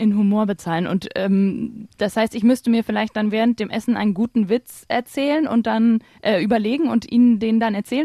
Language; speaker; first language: German; native; German